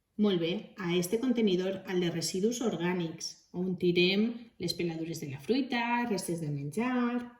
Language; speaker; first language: Catalan; native; Catalan